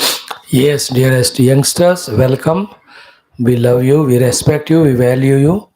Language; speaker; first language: English; non-native, local second language; Hindi